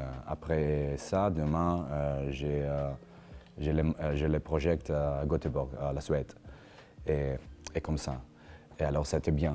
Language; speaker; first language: French; non-native, learner; Spanish